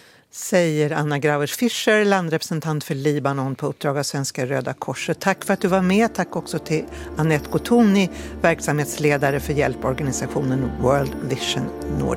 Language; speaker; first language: Swedish; native; Swedish